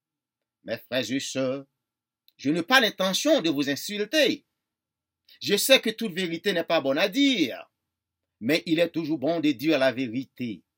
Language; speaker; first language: French; non-native, local second language; Haitian Creole